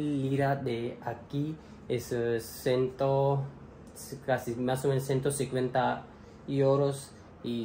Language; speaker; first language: Spanish; non-native, learner; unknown